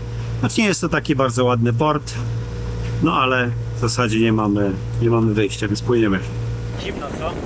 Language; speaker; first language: Polish; native; Polish